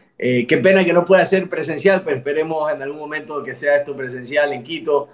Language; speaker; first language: Spanish; native; Spanish